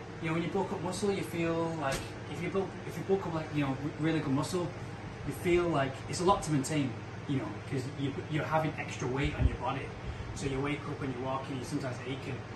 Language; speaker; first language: English; native; English